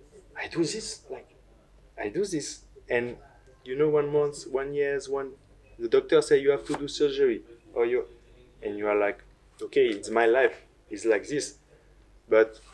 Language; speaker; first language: English; non-native, learner; French